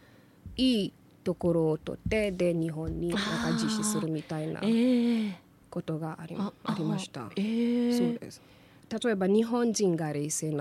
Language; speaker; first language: Japanese; non-native, learner; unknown